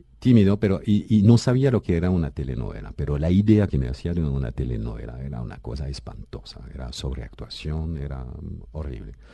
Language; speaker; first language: Spanish; non-native, fluent; French